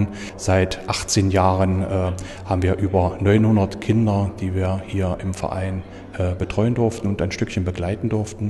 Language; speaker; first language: German; native; German